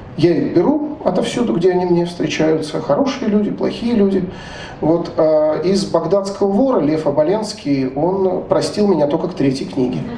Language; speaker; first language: Russian; native; Russian